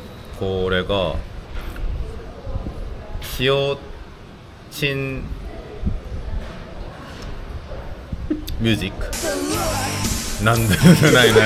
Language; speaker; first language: Japanese; non-native, fluent; Korean